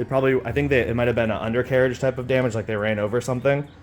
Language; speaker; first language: English; native; English